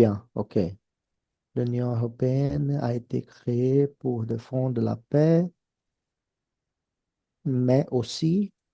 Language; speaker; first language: French; non-native, fluent; Portuguese